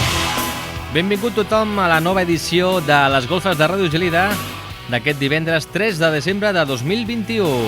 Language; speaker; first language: Catalan; native; Catalan